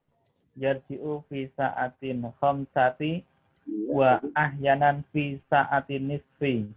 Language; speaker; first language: Arabic; non-native, learner; Indonesian